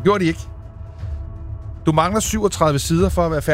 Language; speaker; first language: Danish; native; Danish